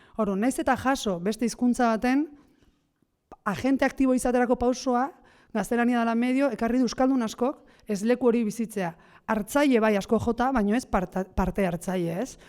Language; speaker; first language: Basque; native; Basque